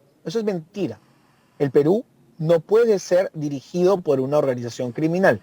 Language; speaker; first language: Spanish; native; Spanish